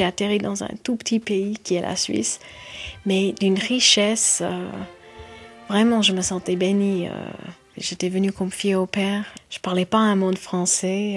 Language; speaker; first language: French; non-native, fluent; English